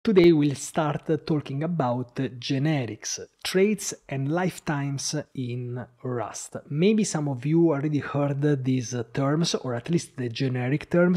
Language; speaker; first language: English; non-native, fluent; Italian